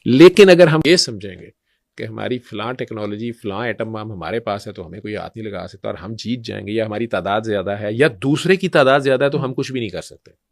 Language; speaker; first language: Urdu; native; Urdu